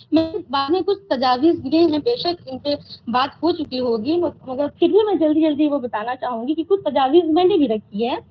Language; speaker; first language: Urdu; native; Urdu